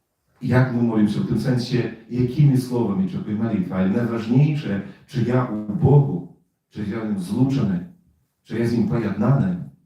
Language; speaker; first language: Polish; non-native, learner; Russian